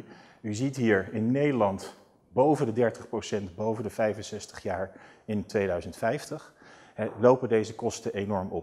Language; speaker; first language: Dutch; native; Dutch